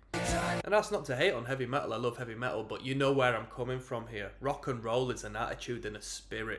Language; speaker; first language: English; native; English